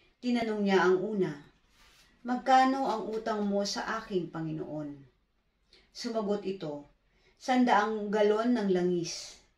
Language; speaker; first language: Filipino; native; Filipino